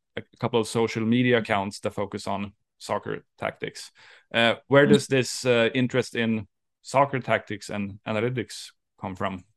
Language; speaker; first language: English; non-native, fluent; Swedish